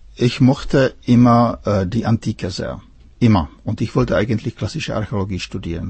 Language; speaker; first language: German; non-native, fluent; Czech